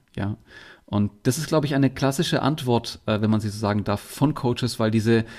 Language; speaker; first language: German; native; German